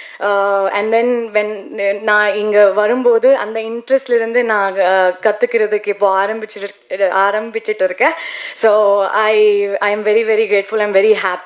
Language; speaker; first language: Tamil; non-native, learner; Kannada